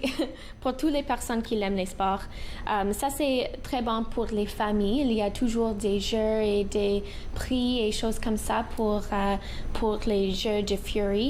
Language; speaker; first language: French; non-native, local second language; English